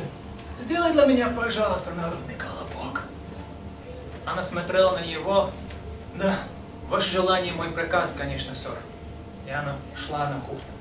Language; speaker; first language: Russian; non-native, fluent; English